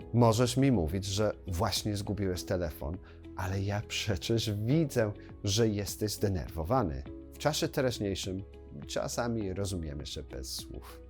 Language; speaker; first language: Polish; non-native, fluent; English